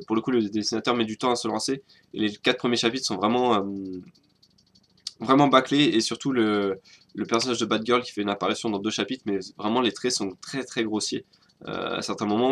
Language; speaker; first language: French; native; French